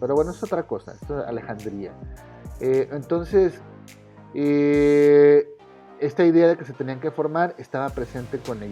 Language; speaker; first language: Spanish; native; Spanish